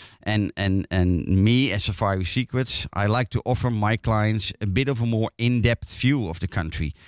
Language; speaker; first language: English; non-native, fluent; Dutch